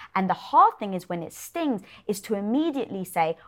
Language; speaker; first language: English; native; English